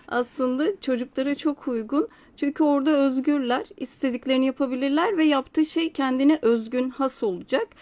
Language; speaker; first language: Turkish; native; Turkish